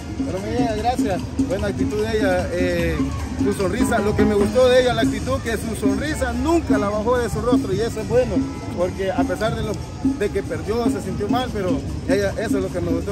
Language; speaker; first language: Spanish; native; Spanish